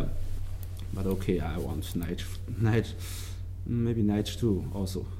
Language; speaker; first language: English; non-native, learner; Chinese